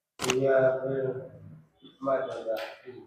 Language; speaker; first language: Arabic; non-native, learner; Indonesian